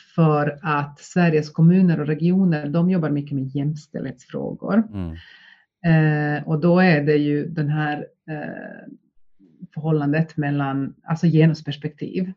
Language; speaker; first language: Swedish; native; Swedish